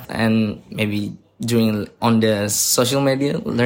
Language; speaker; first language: English; non-native, learner; Indonesian